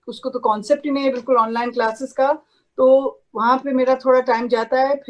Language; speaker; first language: Hindi; native; Hindi